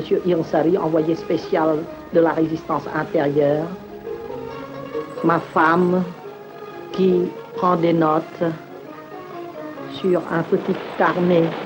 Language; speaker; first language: French; non-native, local second language; Khmer